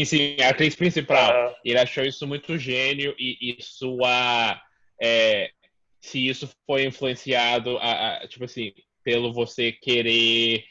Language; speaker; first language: Portuguese; early bilingual, heritage; Portuguese